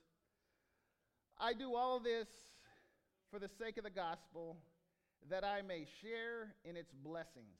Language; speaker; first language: English; native; English